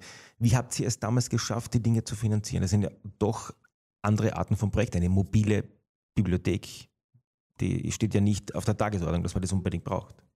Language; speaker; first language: German; native; German